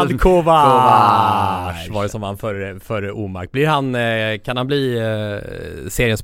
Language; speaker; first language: Swedish; native; Swedish